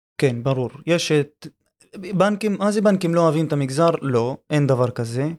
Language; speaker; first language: Hebrew; non-native, local second language; Arabic